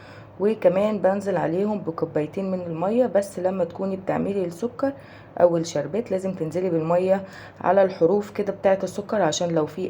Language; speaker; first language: Arabic; native; Arabic